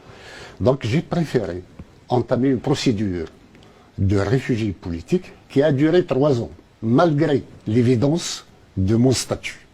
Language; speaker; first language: French; non-native, local second language; Kabyle